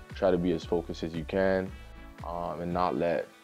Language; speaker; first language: English; native; English